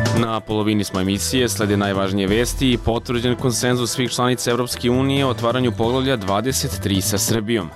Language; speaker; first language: Serbian; native; Serbian